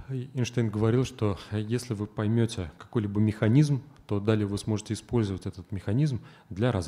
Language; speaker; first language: Russian; native; Russian